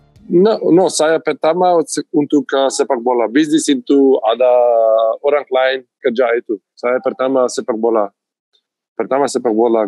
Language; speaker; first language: Indonesian; non-native, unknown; Macedonian